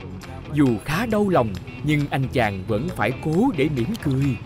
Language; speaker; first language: Vietnamese; native; Vietnamese